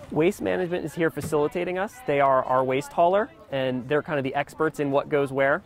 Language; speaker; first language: English; native; English